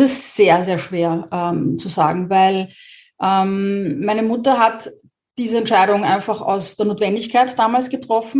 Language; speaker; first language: German; native; German